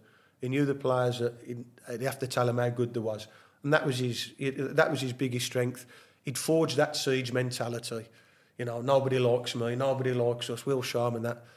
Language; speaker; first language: English; native; English